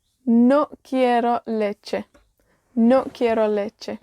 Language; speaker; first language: Spanish; non-native, learner; Welsh